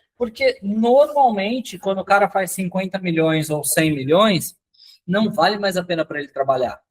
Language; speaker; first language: Portuguese; native; Portuguese